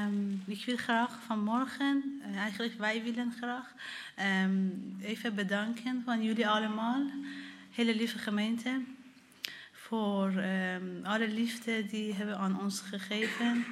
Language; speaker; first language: Dutch; non-native, learner; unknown